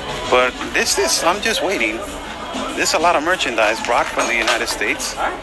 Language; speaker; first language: English; non-native, fluent; Spanish